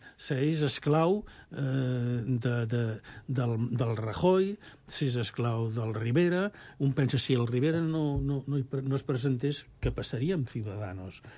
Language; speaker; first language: Catalan; native; Catalan